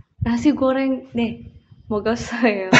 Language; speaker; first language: Korean; non-native, learner; Indonesian